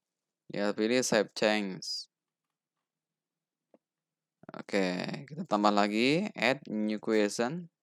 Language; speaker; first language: Indonesian; native; Indonesian